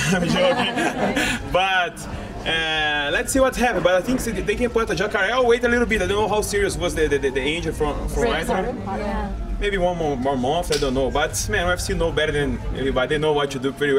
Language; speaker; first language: English; non-native, learner; Portuguese